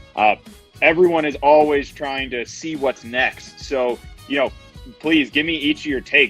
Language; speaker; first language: English; native; English